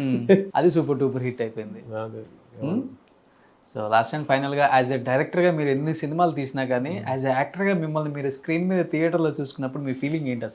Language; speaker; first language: Telugu; native; Telugu